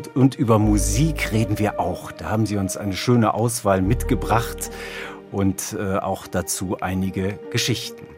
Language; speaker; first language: German; native; German